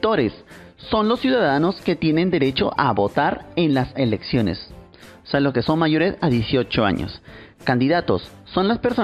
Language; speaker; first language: Spanish; native; Spanish